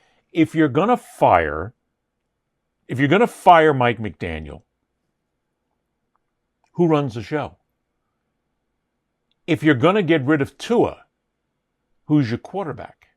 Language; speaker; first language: English; native; English